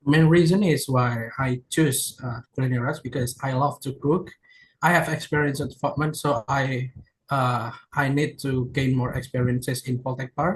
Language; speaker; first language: English; non-native, learner; Indonesian